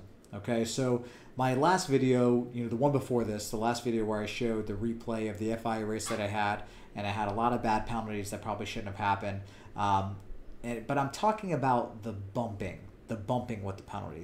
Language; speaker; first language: English; native; English